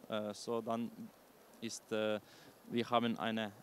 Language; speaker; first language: German; non-native, learner; Slovenian